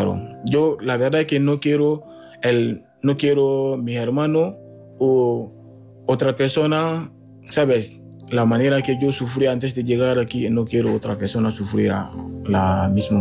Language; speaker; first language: Spanish; non-native, learner; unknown